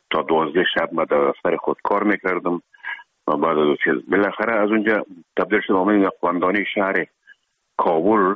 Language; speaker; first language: Persian; native; Persian